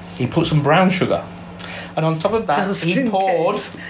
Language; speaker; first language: English; native; English